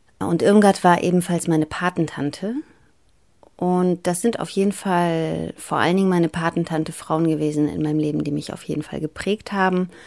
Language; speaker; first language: German; early bilingual, other home language; Greek